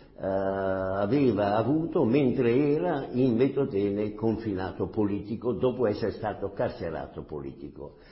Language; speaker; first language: Italian; native; Italian